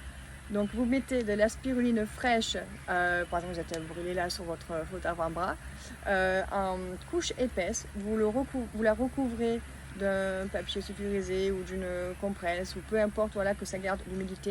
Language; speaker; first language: French; native; French